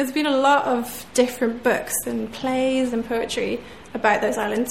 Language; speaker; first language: English; native; English